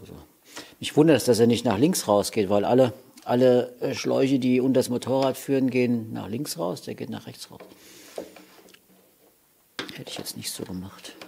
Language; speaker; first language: German; native; German